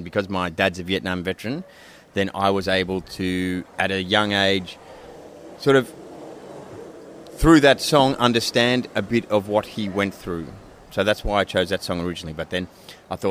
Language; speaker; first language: English; native; English